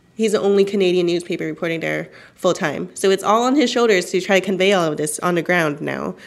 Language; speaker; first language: English; non-native, fluent; Cantonese